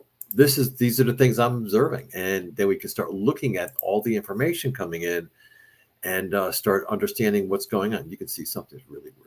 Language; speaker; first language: English; native; English